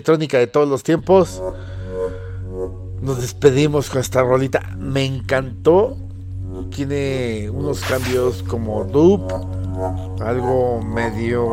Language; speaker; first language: Spanish; native; Spanish